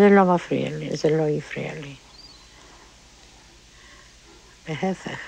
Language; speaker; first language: Hebrew; non-native, fluent; Polish